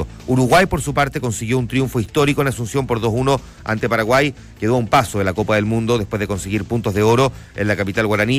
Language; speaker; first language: Spanish; native; Spanish